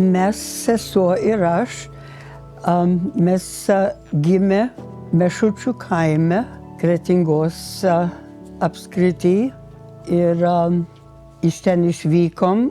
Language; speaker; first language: Lithuanian; early bilingual, heritage; Lithuanian